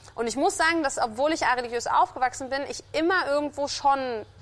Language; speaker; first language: German; native; German